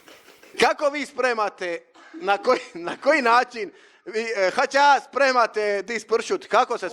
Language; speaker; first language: Bosnian; native; Bosnian